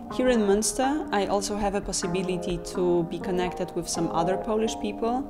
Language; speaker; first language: English; non-native, fluent; Polish